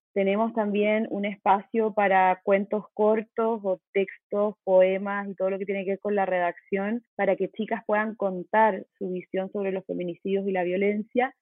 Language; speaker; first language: Spanish; native; Spanish